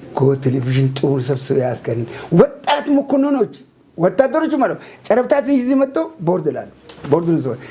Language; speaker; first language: Amharic; non-native, local second language; Oromo